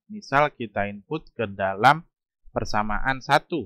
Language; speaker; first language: Indonesian; native; Indonesian